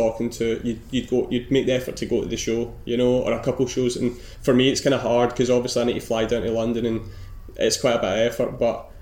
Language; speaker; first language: English; native; English